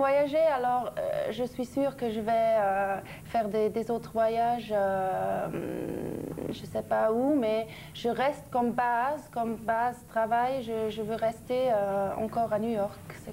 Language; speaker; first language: French; non-native, local second language; German